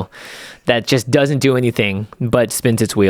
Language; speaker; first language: English; native; English